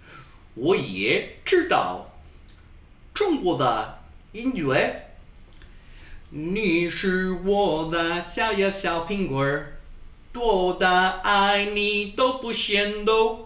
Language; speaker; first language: Chinese; non-native, learner; English